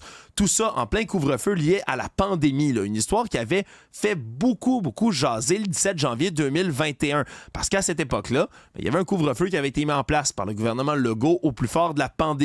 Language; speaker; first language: French; native; French